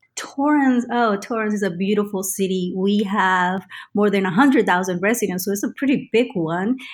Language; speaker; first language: English; non-native, fluent; Spanish